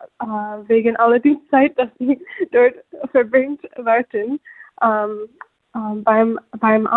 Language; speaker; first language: German; non-native, fluent; English